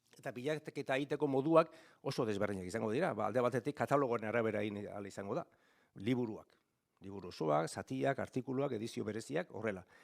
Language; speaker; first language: Basque; native; Basque